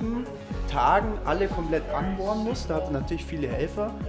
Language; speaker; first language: German; native; German